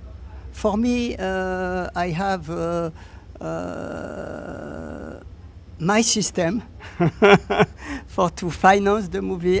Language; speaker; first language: English; non-native, learner; French